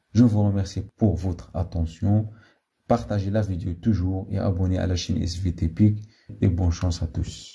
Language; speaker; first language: French; non-native, local second language; Arabic